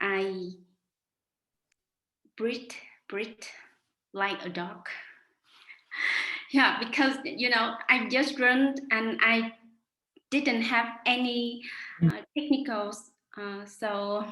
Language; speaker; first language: English; non-native, learner; Vietnamese